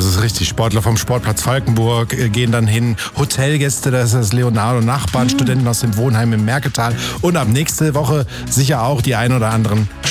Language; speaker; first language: German; native; German